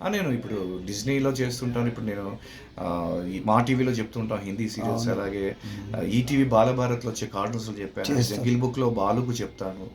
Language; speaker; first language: Telugu; native; Telugu